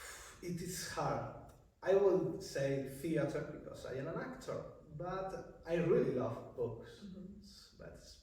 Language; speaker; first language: English; non-native, learner; Spanish